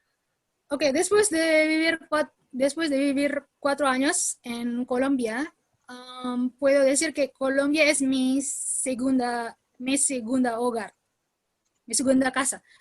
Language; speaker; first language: Spanish; non-native, learner; Indonesian